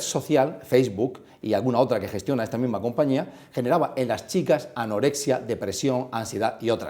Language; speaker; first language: Spanish; native; Spanish